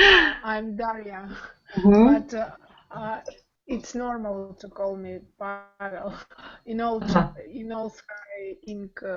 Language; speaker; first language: English; non-native, learner; Russian